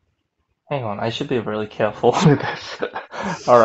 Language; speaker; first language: English; non-native, fluent; Korean